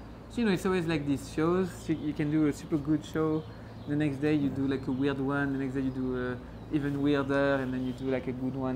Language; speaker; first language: English; non-native, fluent; French